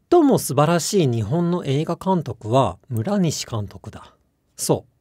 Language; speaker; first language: Japanese; non-native, fluent; English